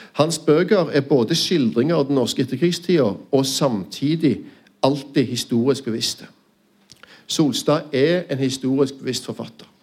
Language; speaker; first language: Norwegian; native; Norwegian